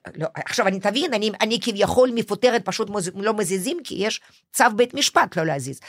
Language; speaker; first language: Hebrew; non-native, fluent; Russian